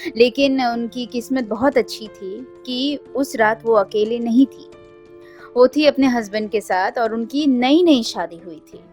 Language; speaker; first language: Hindi; non-native, local second language; Bangla